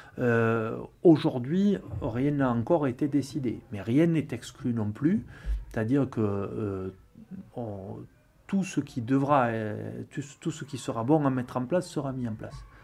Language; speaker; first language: French; native; French